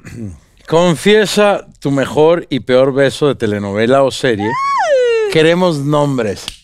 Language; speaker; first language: Spanish; native; Spanish